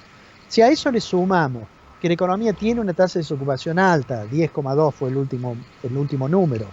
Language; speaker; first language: Spanish; native; Spanish